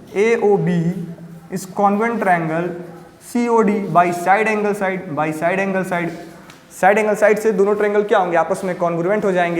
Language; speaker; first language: Hindi; native; Hindi